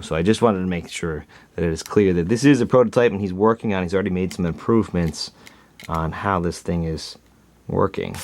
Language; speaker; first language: English; native; English